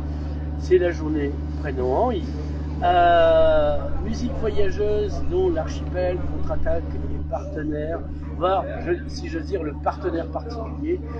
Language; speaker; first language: French; native; French